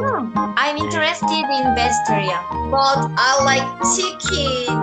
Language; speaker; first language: English; non-native, learner; Korean